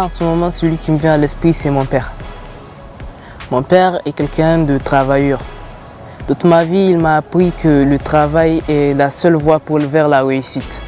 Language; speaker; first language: French; non-native, local second language; Hausa